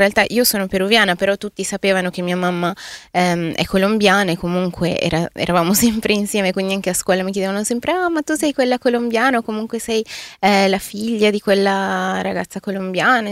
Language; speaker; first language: Italian; early bilingual, other home language; Spanish